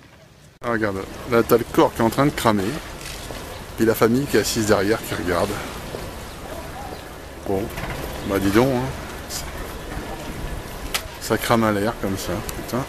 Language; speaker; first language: French; native; French